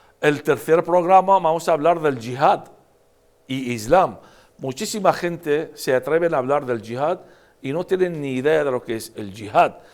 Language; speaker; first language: Spanish; non-native, fluent; Arabic